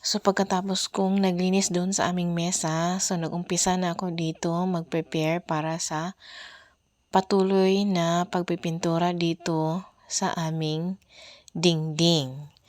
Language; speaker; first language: Filipino; non-native, local second language; Cebuano